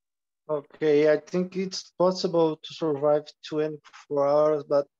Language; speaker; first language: English; non-native, learner; Portuguese